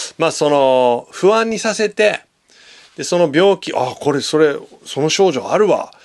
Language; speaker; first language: Japanese; non-native, fluent; English